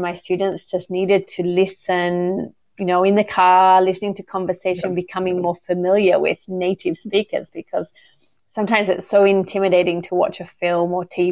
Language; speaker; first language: English; native; English